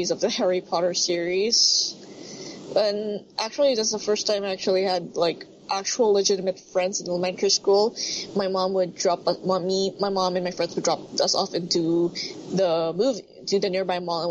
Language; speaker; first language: English; non-native, local second language; Filipino